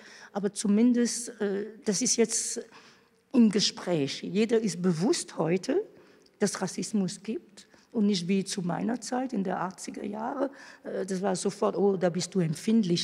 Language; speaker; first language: German; non-native, fluent; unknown